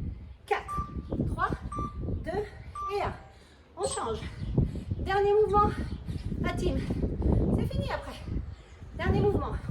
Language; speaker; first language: French; native; French